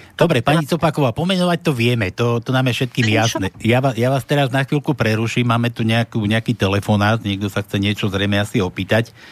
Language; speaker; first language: Slovak; native; Slovak